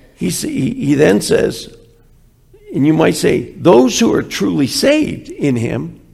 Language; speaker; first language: English; native; English